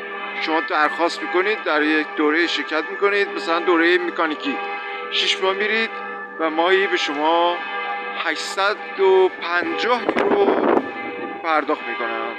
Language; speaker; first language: Persian; native; Persian